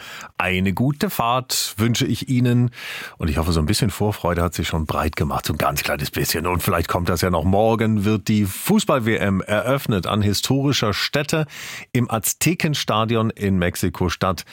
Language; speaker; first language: German; native; German